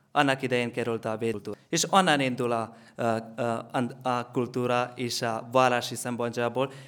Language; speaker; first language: Hungarian; non-native, learner; Malayalam